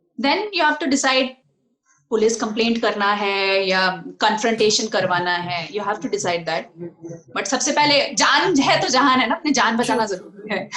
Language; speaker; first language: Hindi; non-native, local second language; Bangla